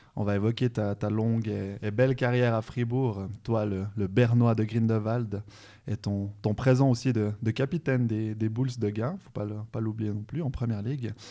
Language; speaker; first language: French; native; French